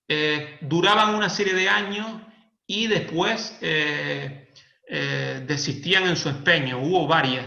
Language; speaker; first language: Spanish; native; Spanish